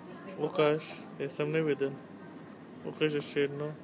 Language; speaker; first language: Czech; non-native, learner; Turkish